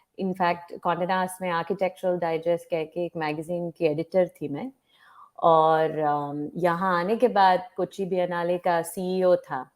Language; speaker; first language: Hindi; non-native, fluent; Malayalam